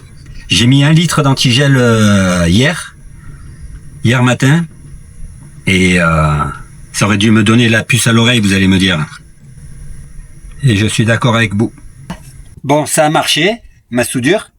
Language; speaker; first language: French; native; French